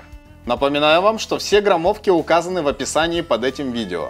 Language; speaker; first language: Russian; native; Russian